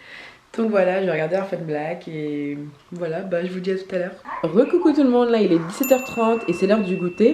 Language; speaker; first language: French; native; French